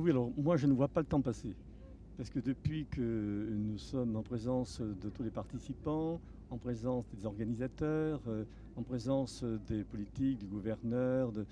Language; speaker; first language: French; native; French